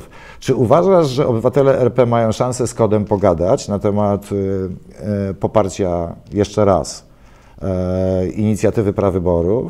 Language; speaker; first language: Polish; native; Polish